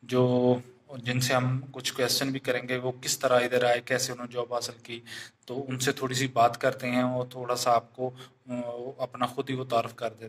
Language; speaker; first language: Hindi; native; Hindi